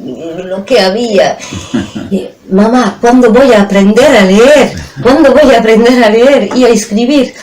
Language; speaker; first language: Spanish; non-native, fluent; French